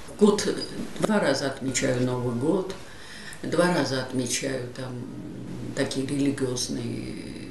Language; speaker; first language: Russian; non-native, local second language; Georgian